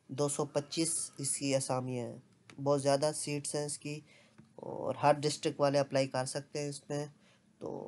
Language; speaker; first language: Urdu; non-native, local second language; Punjabi